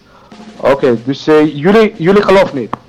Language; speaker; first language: Dutch; non-native, learner; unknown